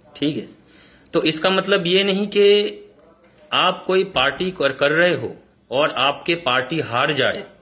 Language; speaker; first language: Hindi; non-native, local second language; Bangla